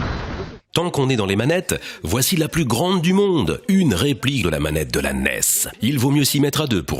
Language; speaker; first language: French; native; French